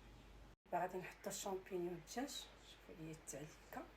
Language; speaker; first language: Arabic; native; Arabic